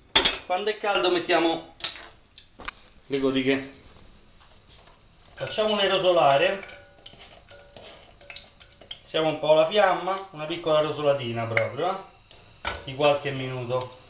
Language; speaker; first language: Italian; native; Italian